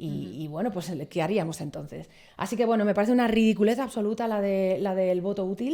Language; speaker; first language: Spanish; native; Spanish